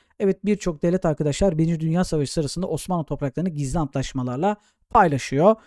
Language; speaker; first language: Turkish; native; Turkish